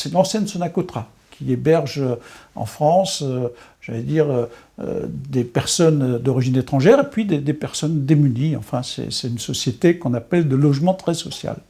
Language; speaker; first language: French; non-native, local second language; Swiss German